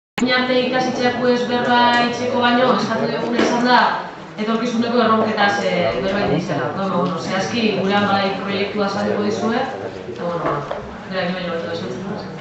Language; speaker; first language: Basque; native; Basque